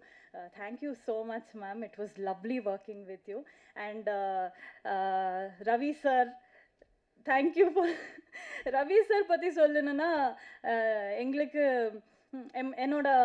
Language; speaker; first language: Tamil; non-native, learner; Kannada